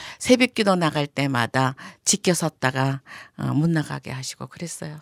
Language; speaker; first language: Korean; native; Korean